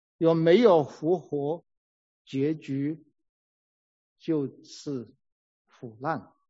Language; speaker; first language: Chinese; native; Chinese